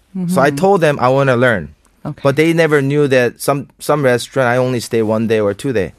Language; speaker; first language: English; non-native, fluent; Korean